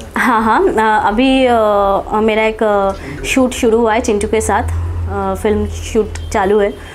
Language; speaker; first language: Hindi; non-native, local second language; Bangla